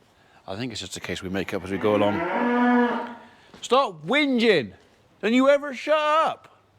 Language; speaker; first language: English; native; English